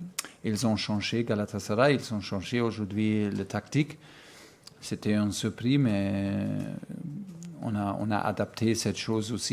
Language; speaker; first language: French; non-native, fluent; German